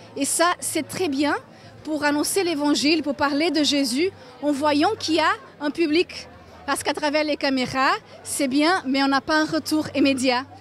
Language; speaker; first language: French; non-native, fluent; Portuguese